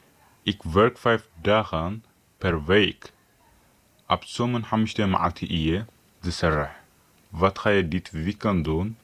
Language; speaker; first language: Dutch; non-native, fluent; Tigrinya